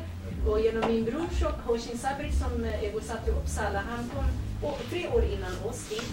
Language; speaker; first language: Swedish; non-native, fluent; Kurdish